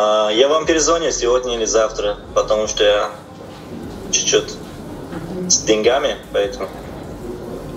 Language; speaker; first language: Russian; non-native, learner; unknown